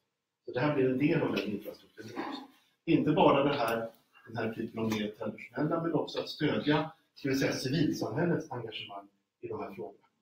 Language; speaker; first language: Swedish; native; Swedish